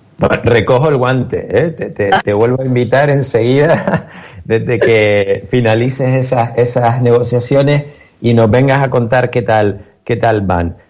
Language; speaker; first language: Spanish; native; Spanish